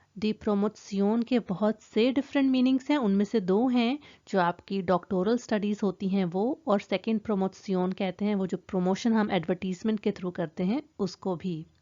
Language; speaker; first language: Urdu; native; Urdu